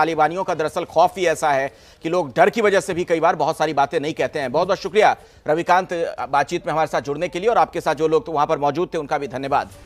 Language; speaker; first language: Hindi; native; Hindi